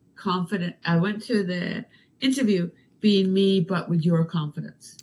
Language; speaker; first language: English; non-native, fluent; Danish